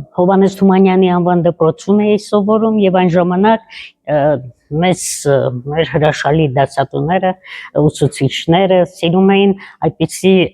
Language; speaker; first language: Armenian; native; Armenian